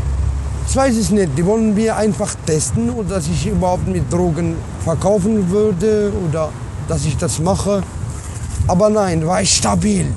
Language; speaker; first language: German; non-native, learner; Arabic